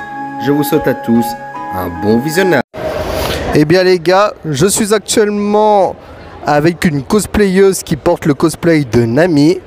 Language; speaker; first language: French; native; French